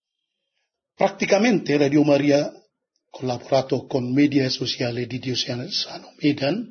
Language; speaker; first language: Italian; non-native, learner; Indonesian